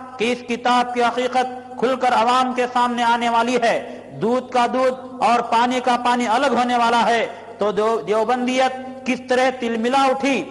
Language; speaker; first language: Urdu; native; Urdu